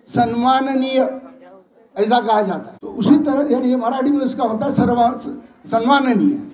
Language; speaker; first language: Hindi; non-native, local second language; Marathi